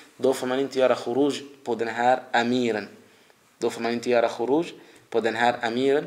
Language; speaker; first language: Swedish; early bilingual, other home language; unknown